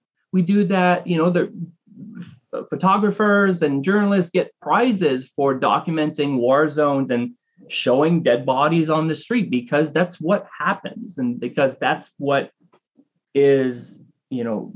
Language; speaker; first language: English; native; English